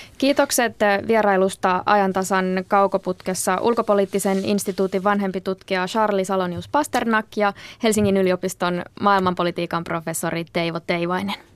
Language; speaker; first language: Finnish; native; Finnish